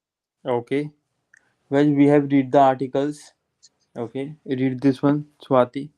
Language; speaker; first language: English; non-native, local second language; Hindi